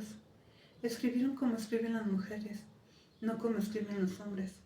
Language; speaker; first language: Spanish; native; Spanish